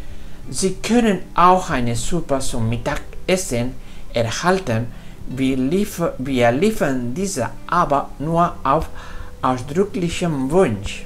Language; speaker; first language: German; non-native, fluent; Spanish